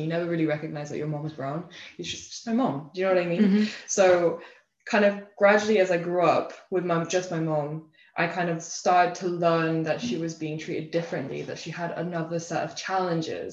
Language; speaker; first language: English; native; English